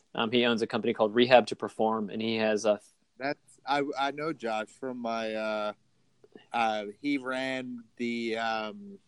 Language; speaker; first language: English; native; English